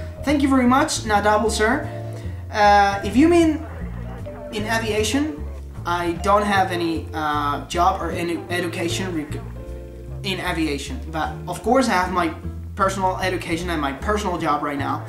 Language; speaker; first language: English; non-native, fluent; Spanish